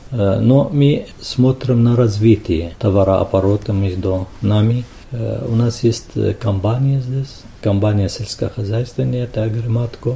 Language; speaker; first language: Russian; non-native, fluent; Arabic